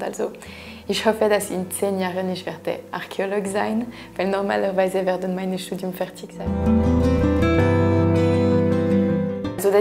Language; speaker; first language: German; non-native, local second language; French